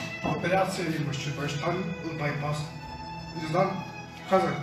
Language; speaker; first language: Bulgarian; non-native, local second language; Turkish